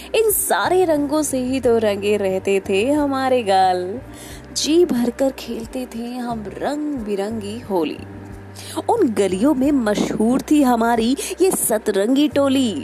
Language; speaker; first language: Hindi; native; Hindi